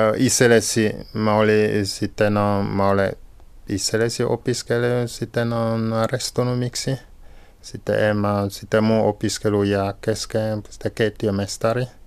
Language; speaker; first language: Finnish; non-native, learner; French